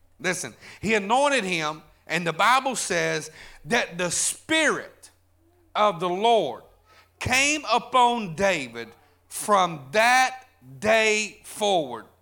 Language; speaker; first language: English; native; English